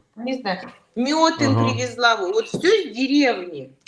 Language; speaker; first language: Russian; native; Russian